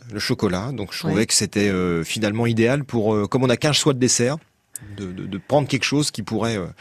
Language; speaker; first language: French; native; French